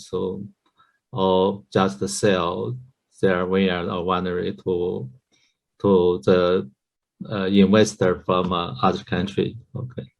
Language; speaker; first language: English; non-native, learner; Chinese